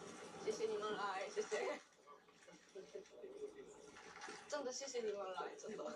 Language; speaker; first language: Chinese; non-native, learner; Korean